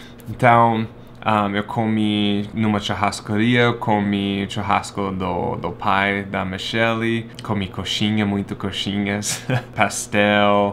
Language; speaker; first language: Portuguese; non-native, fluent; English